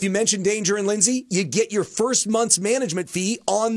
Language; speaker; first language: English; native; English